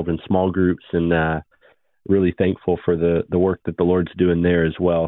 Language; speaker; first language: English; native; English